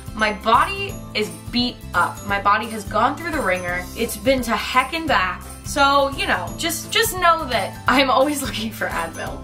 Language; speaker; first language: English; native; English